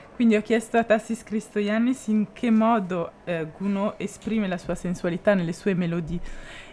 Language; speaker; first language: Italian; native; Italian